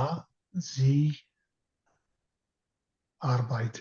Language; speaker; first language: German; non-native, learner; English